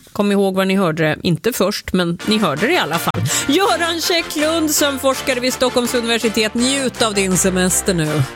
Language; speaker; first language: Swedish; native; Swedish